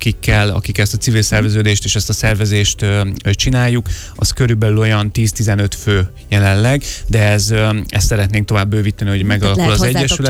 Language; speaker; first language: Hungarian; native; Hungarian